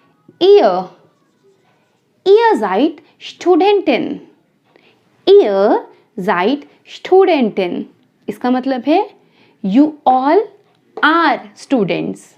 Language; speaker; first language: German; non-native, fluent; Hindi